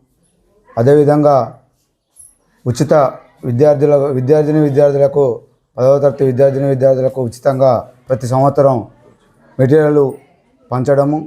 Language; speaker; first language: Telugu; native; Telugu